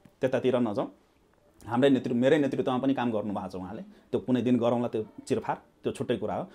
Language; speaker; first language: Nepali; non-native, local second language; Maithili